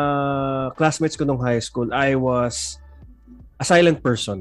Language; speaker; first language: English; non-native, local second language; Filipino